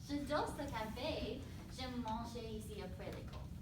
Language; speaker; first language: French; non-native, learner; English